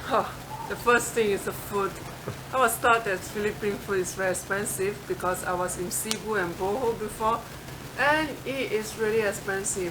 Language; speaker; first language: English; non-native, fluent; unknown